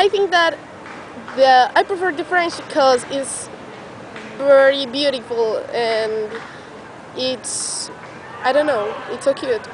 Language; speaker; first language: English; non-native, learner; Spanish